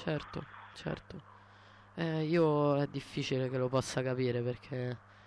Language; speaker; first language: Italian; native; Italian